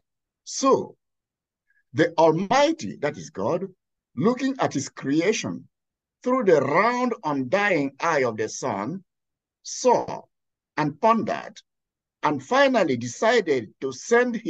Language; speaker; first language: English; non-native, local second language; Igbo